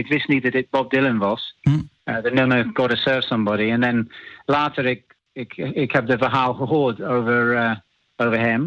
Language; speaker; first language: Dutch; non-native, learner; English